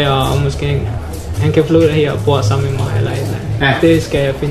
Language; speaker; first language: Danish; non-native, learner; Mon